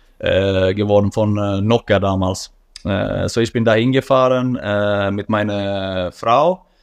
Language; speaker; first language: German; non-native, fluent; Swedish